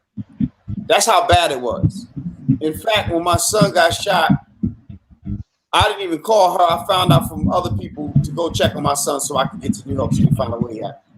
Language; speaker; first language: English; native; English